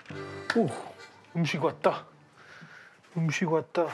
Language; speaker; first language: Korean; non-native, learner; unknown